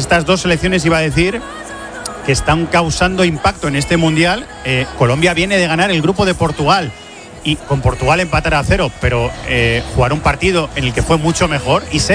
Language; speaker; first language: Spanish; native; Spanish